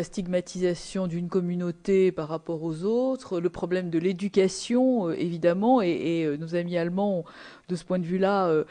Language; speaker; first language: French; native; French